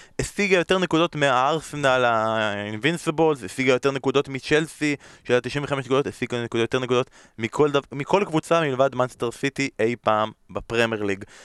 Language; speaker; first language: Hebrew; native; Hebrew